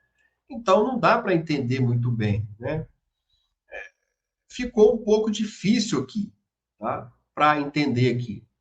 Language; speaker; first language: Portuguese; native; Portuguese